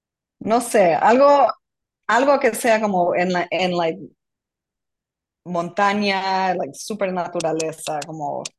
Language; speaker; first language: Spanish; non-native, fluent; English